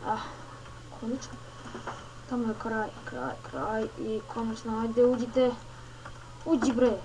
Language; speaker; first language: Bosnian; early bilingual, heritage; Bosnian